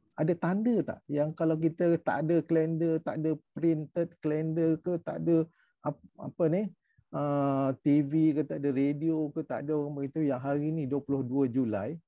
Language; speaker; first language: Malay; native; Malay